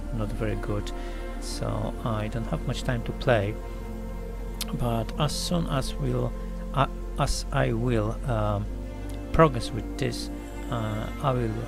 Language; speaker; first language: English; non-native, learner; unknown